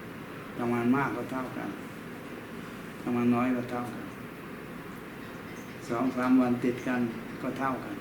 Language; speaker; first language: Thai; native; Thai